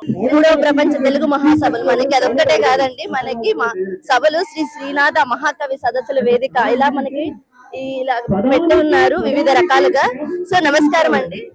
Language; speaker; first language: Telugu; native; Telugu